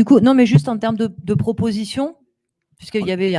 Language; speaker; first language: French; native; French